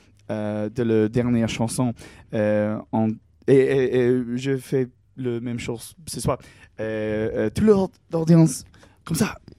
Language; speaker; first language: French; non-native, learner; English